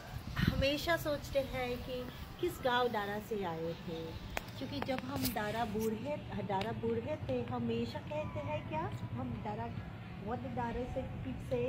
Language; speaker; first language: Hindi; early bilingual, heritage; Hindi